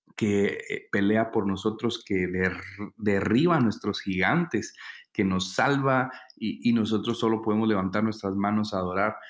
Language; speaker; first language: Spanish; native; Spanish